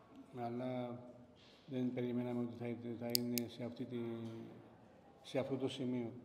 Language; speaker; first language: Greek; non-native, fluent; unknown